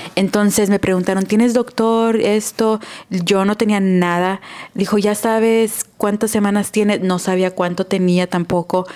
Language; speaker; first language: Spanish; early bilingual, heritage; Spanish